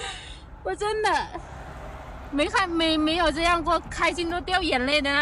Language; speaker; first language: Chinese; non-native, fluent; Lao